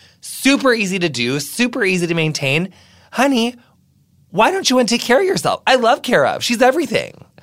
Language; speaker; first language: English; native; English